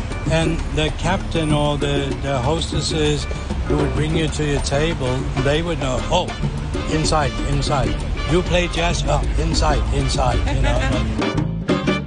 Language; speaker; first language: English; early bilingual, other home language; Swedish